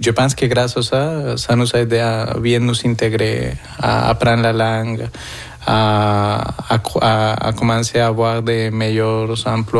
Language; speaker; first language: French; non-native, fluent; Spanish